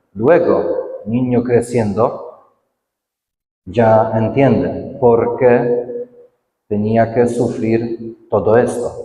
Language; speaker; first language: Spanish; non-native, fluent; Polish